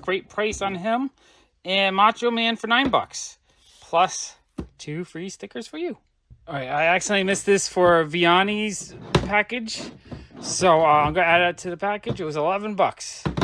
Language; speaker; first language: English; native; English